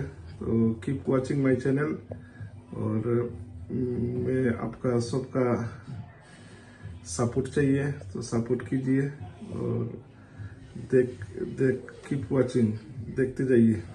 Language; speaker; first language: Hindi; non-native, learner; Bangla